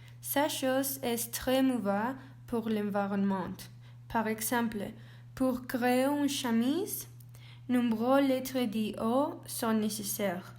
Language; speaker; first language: French; non-native, learner; Spanish